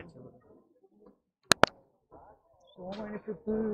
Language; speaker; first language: English; non-native, local second language; Hindi